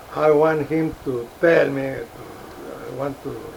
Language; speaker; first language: English; non-native, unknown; Spanish